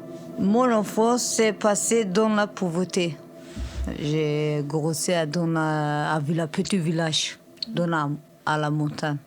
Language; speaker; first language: French; non-native, learner; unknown